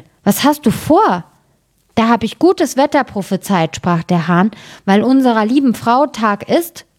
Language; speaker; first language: German; native; German